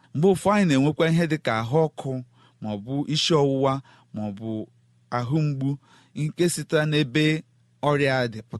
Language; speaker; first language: Igbo; native; Igbo